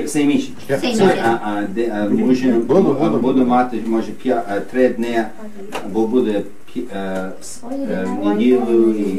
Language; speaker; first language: Ukrainian; native; Ukrainian